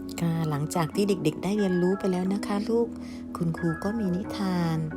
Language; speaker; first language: Thai; native; Thai